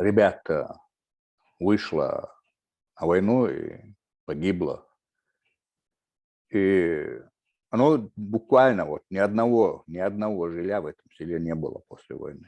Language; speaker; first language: Russian; non-native, local second language; Chechen